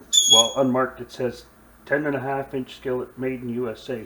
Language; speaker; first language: English; native; English